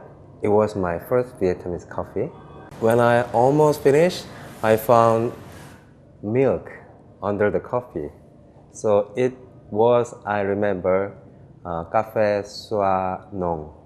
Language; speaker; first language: English; non-native, fluent; Korean